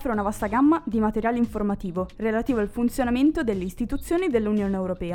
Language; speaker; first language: Italian; native; Italian